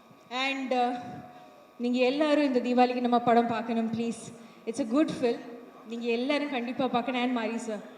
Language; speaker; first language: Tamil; non-native, fluent; Malayalam